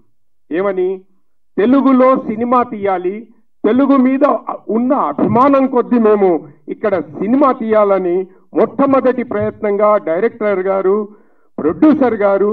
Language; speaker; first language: Telugu; native; Telugu